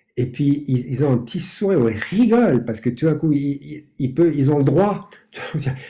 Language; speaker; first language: French; non-native, fluent; English